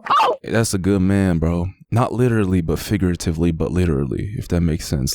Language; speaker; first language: English; native; English